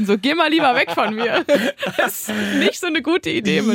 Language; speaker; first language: German; native; German